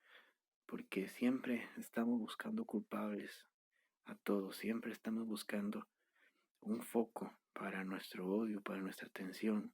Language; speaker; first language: Spanish; native; Spanish